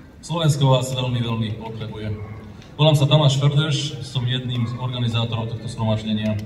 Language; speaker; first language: Slovak; non-native, local second language; Hungarian